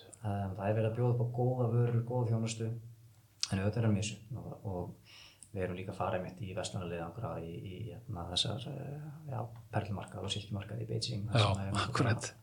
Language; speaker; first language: Icelandic; early bilingual, heritage; Icelandic